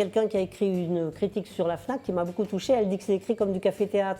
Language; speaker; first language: French; native; French